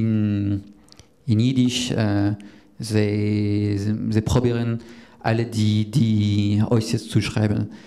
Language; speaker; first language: German; non-native, learner; French